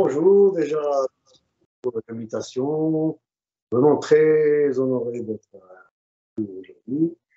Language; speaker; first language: French; non-native, local second language; Arabic